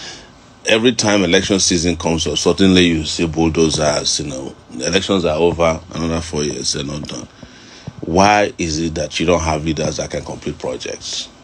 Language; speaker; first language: English; non-native, local second language; Yoruba